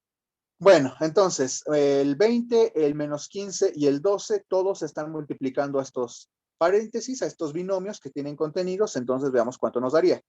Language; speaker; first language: Spanish; native; Spanish